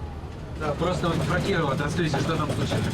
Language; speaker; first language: Russian; native; Russian